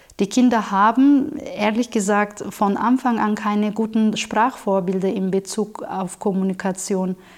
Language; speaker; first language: German; non-native, fluent; Turkish